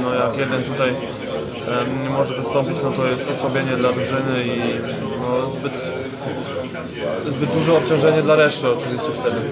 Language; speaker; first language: Polish; non-native, fluent; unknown